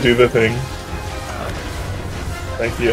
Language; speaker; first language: English; native; English